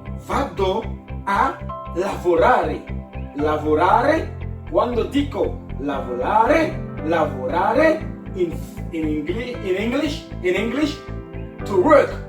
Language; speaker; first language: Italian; non-native, learner; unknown